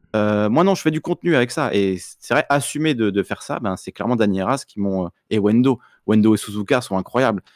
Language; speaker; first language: French; native; French